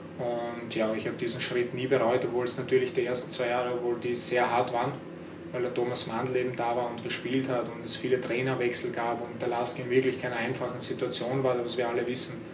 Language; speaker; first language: German; early bilingual, other home language; Croatian